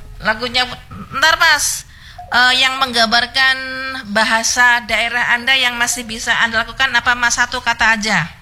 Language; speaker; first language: Indonesian; native; Indonesian